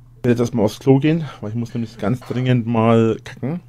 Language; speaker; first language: German; native; German